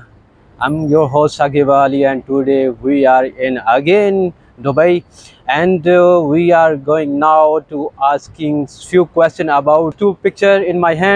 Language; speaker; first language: English; non-native, learner; Urdu